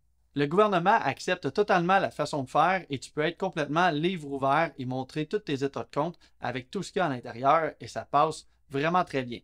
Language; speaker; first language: French; native; French